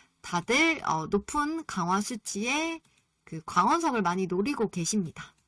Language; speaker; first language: Korean; native; Korean